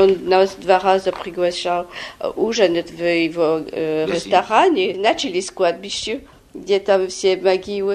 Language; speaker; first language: Russian; early bilingual, heritage; Russian